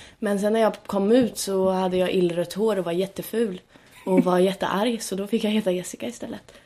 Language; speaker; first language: Swedish; native; Swedish